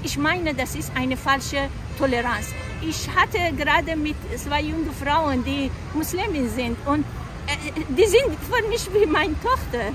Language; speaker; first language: German; non-native, fluent; Persian